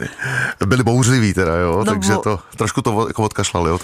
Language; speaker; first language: Czech; native; Czech